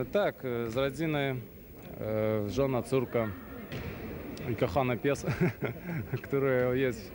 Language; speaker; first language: Polish; non-native, learner; Russian